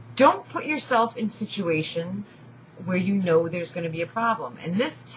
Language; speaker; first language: English; native; English